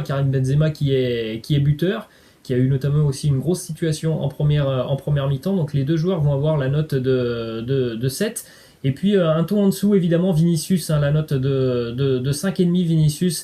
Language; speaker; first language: French; native; French